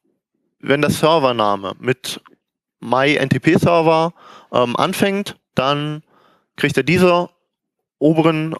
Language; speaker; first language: German; native; German